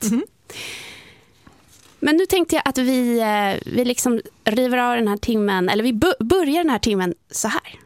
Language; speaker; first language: Swedish; native; Swedish